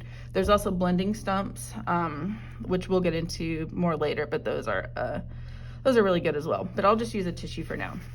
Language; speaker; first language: English; native; English